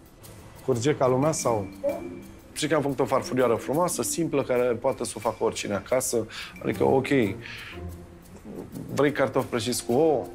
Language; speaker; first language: Romanian; native; Romanian